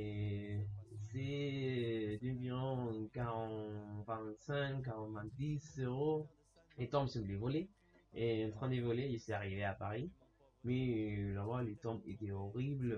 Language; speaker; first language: French; non-native, learner; Spanish